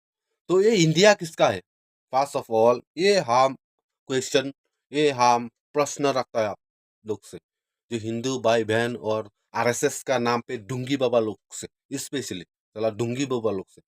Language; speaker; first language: Hindi; non-native, local second language; Khasi